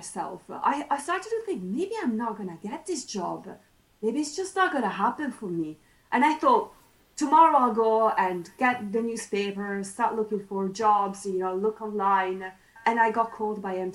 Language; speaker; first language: English; non-native, fluent; Italian